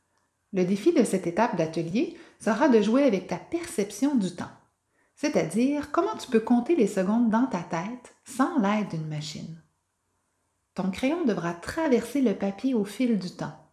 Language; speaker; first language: French; native; French